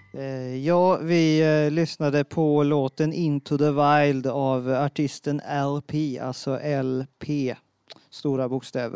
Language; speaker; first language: Swedish; native; Swedish